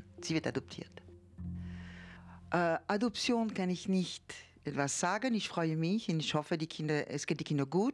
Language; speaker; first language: German; non-native, fluent; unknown